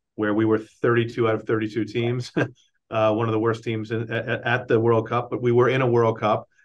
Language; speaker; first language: English; native; English